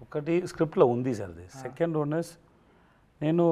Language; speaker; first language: Telugu; non-native, learner; Tamil